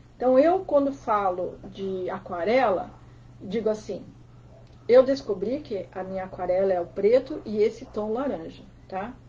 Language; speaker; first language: Portuguese; native; Portuguese